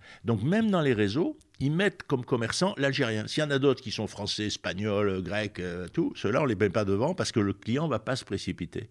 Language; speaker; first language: French; native; French